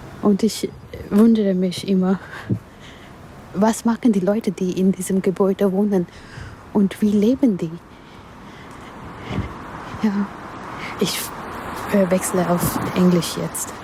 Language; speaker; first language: German; non-native, learner; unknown